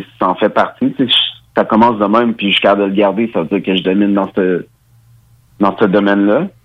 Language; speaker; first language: French; early bilingual, other home language; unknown